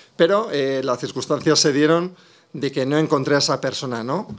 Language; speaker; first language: Spanish; native; Spanish